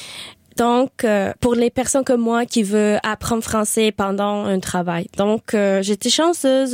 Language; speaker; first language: French; non-native, learner; English